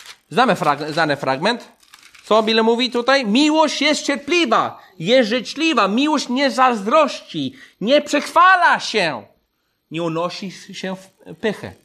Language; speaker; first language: Polish; non-native, fluent; English